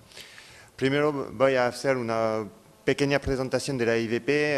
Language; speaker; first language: Spanish; non-native, fluent; French